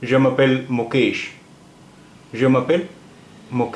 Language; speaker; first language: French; non-native, fluent; Hindi